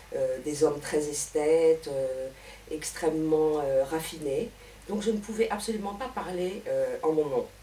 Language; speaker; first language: French; native; French